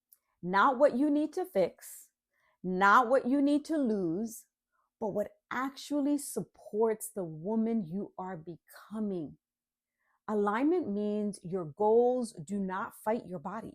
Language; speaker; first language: English; native; English